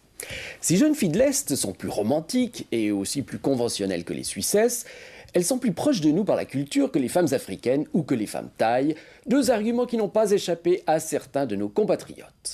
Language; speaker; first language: French; native; French